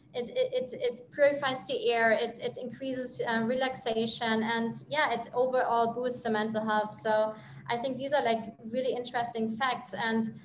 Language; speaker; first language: English; non-native, fluent; German